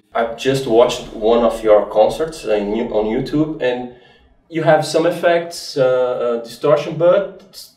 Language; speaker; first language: English; non-native, fluent; Portuguese